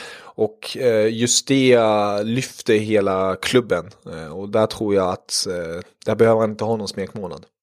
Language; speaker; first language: Swedish; early bilingual, other home language; German